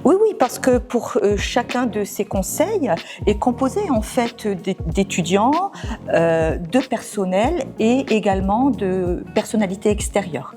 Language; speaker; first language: French; native; French